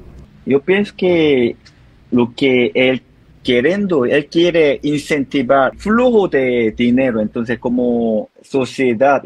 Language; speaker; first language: Spanish; non-native, learner; Korean